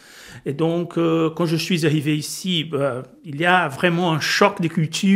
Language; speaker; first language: French; non-native, fluent; Portuguese